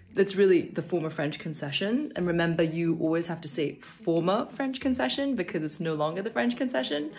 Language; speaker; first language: English; non-native, local second language; Cantonese